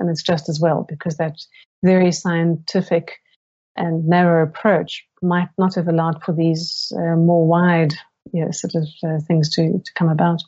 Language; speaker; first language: English; native; English